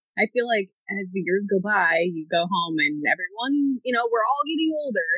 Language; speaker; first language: English; native; English